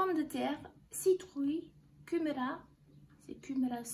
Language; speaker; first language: French; non-native, learner; English